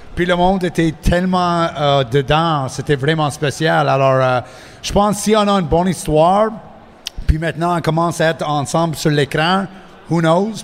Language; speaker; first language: French; non-native, fluent; English